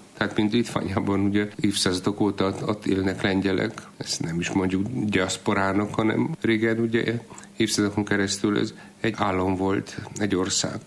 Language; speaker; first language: Hungarian; non-native, fluent; Polish